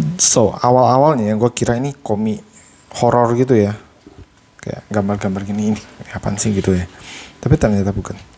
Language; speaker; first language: Indonesian; native; Indonesian